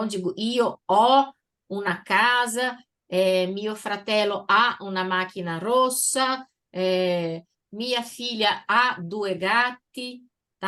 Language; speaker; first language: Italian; non-native, fluent; Portuguese